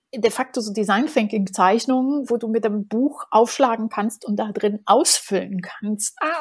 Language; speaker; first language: German; non-native, fluent; Romanian